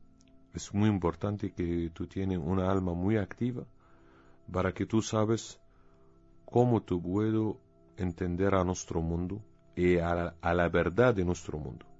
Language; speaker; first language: Spanish; non-native, learner; Arabic